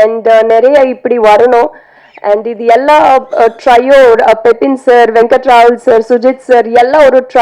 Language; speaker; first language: Tamil; non-native, learner; Telugu